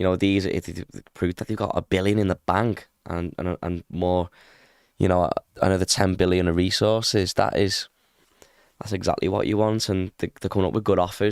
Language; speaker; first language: English; native; English